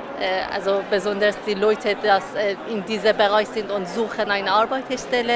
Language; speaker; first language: German; non-native, learner; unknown